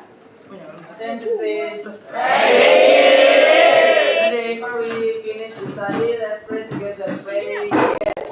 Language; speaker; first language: English; non-native, learner; Indonesian